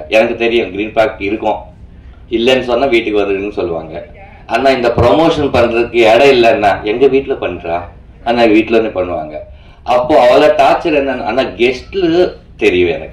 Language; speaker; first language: Tamil; non-native, learner; Telugu